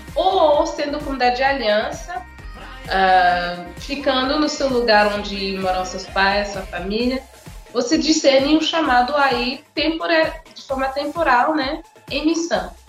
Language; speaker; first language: Portuguese; non-native, fluent; English